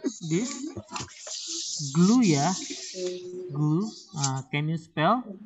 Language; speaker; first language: English; non-native, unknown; Indonesian